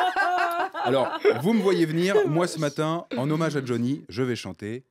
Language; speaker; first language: French; native; French